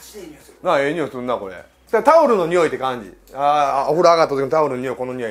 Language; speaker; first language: Japanese; native; Japanese